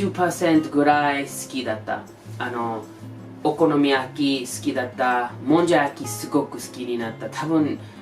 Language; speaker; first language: Japanese; non-native, learner; English